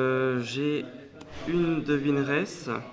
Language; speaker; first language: French; native; French